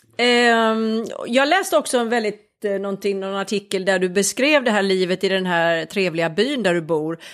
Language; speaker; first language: Swedish; native; Swedish